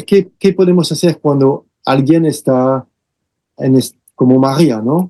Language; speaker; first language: Spanish; non-native, fluent; French